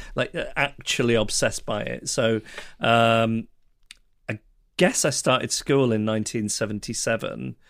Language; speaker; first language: English; native; English